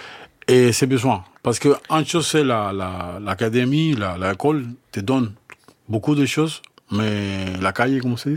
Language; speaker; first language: French; non-native, fluent; Spanish